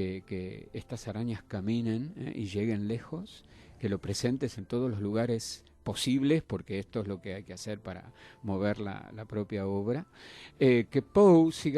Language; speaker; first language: Spanish; native; Spanish